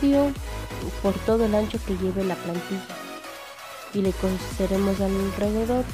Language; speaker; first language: Spanish; native; Spanish